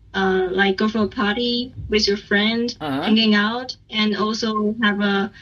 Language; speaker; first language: English; non-native, learner; Chinese